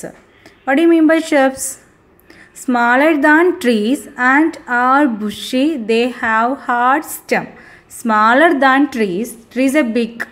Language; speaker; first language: English; non-native, local second language; Malayalam